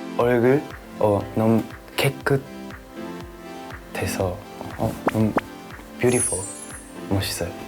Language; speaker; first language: Korean; non-native, learner; Japanese